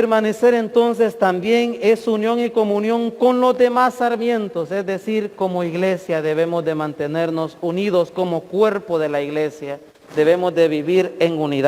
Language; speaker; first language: Spanish; native; Spanish